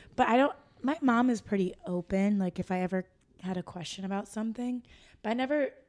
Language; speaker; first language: English; native; English